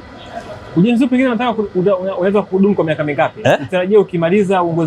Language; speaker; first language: Swahili; native; Swahili